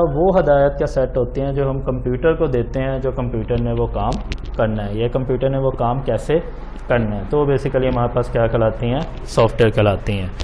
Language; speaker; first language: Urdu; non-native, local second language; Punjabi